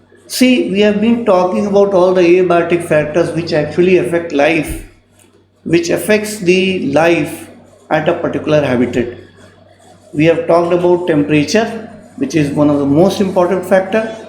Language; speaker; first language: English; non-native, local second language; Hindi